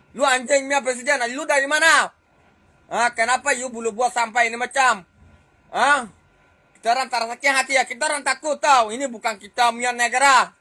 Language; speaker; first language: Malay; non-native, fluent; Rohingya